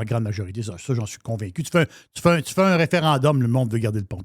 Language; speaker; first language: French; native; French